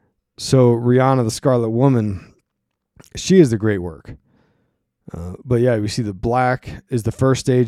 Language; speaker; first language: English; native; English